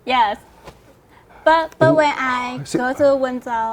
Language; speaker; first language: English; non-native, learner; Vietnamese